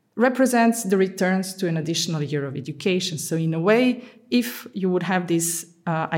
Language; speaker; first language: English; non-native, fluent; Serbian